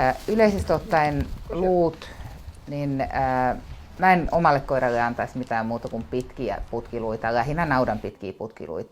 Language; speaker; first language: Finnish; native; Finnish